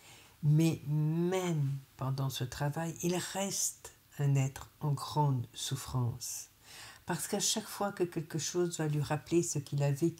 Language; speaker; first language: French; native; French